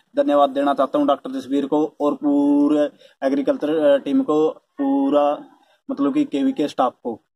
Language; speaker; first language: Hindi; native; Hindi